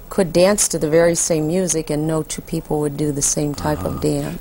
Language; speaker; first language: English; native; English